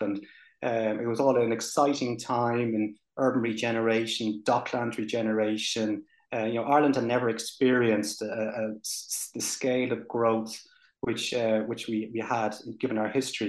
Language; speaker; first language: English; native; English